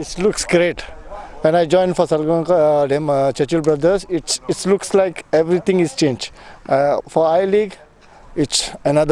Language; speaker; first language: English; non-native, local second language; Konkani